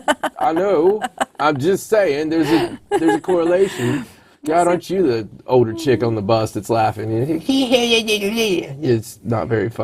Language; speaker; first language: English; native; English